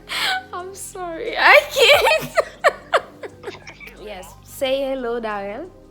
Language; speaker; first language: English; non-native, learner; Haitian Creole